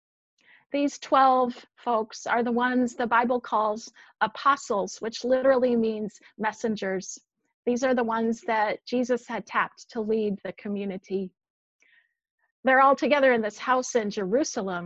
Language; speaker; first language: English; native; English